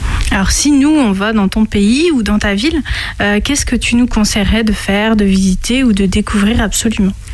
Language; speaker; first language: French; native; French